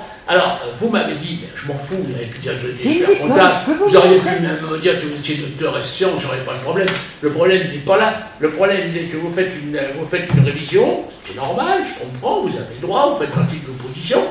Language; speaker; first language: French; native; French